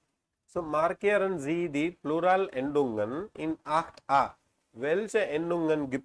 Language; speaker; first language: German; non-native, learner; Tamil